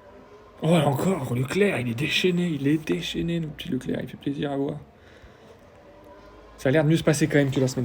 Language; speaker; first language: French; native; French